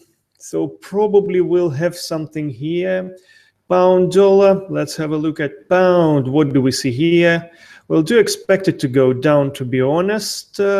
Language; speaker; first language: English; non-native, fluent; Russian